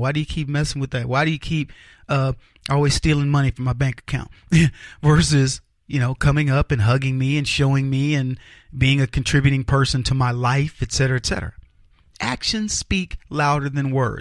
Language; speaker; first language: English; native; English